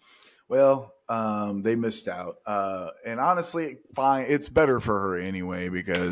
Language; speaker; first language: English; native; English